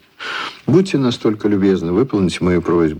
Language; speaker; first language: Russian; native; Russian